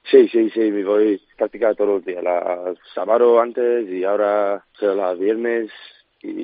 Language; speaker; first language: Spanish; non-native, learner; English